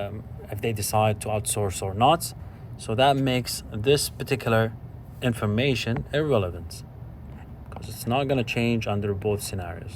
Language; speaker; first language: English; non-native, fluent; Arabic